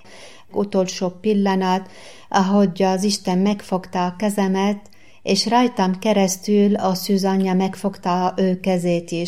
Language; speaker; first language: Hungarian; non-native, learner; Arabic